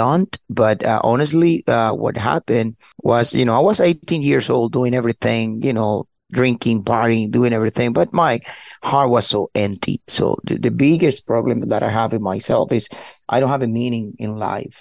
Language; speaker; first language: English; non-native, fluent; Spanish